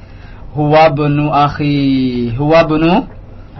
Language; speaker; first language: Arabic; non-native, fluent; Indonesian